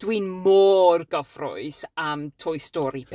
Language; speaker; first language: Welsh; non-native, learner; English